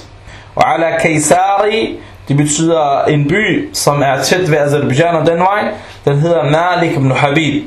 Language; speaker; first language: Danish; non-native, local second language; Arabic